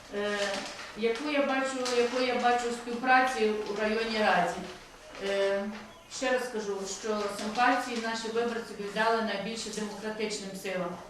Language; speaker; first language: Ukrainian; native; Ukrainian